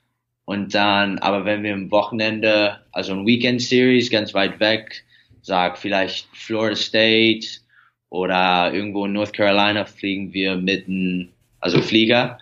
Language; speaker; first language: German; early bilingual, heritage; English